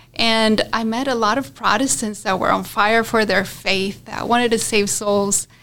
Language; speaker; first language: English; non-native, fluent; Spanish